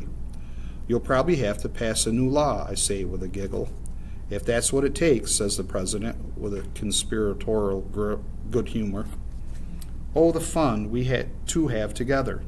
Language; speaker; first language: English; native; English